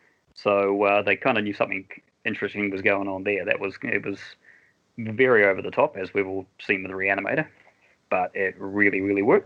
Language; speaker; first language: English; native; English